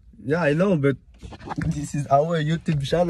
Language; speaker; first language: English; non-native, learner; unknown